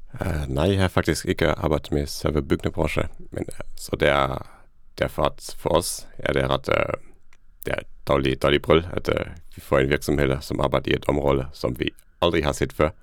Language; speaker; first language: Danish; non-native, fluent; Luxembourgish